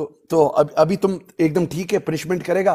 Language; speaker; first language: Hindi; non-native, local second language; Pashto